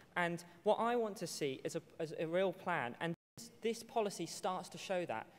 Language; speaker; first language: English; native; English